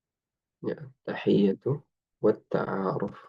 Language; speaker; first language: Arabic; non-native, fluent; Indonesian